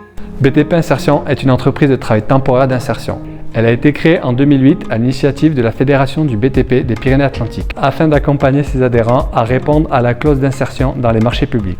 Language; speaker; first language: French; native; French